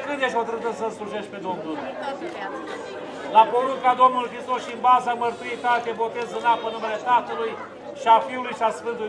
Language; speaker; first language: Romanian; native; Romanian